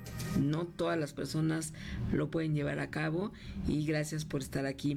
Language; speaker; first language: Spanish; native; Spanish